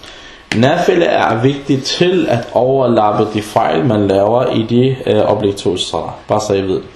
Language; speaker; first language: Danish; non-native, fluent; Arabic